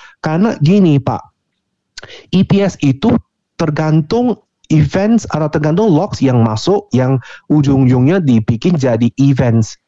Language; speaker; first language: Indonesian; non-native, fluent; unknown